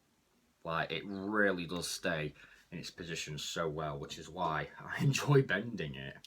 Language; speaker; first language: English; native; English